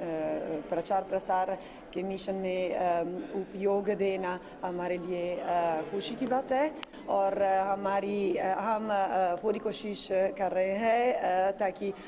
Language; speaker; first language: Hindi; non-native, fluent; Italian